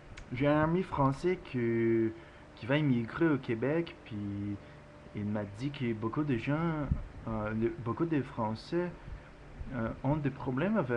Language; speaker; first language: French; non-native, learner; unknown